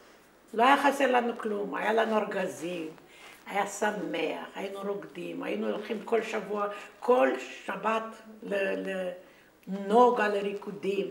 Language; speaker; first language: Hebrew; non-native, fluent; Romanian